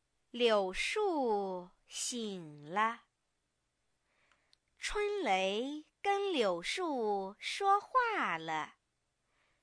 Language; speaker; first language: Chinese; native; Chinese